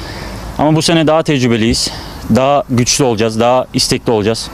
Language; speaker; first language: Turkish; native; Turkish